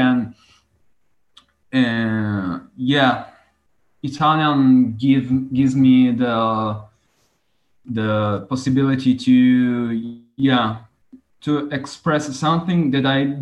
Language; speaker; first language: English; non-native, fluent; Italian